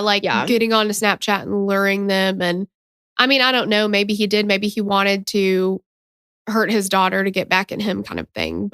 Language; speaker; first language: English; native; English